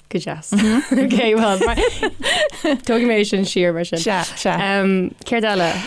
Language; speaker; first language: Irish; non-native, local second language; English